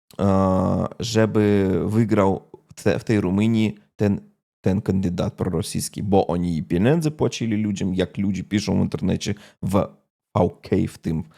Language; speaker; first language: Polish; non-native, fluent; Russian